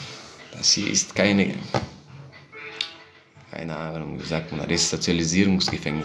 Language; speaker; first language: German; non-native, fluent; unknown